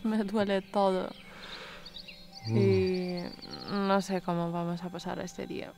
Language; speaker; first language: Spanish; non-native, fluent; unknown